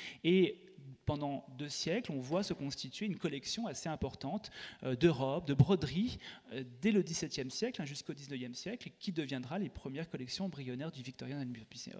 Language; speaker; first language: French; native; French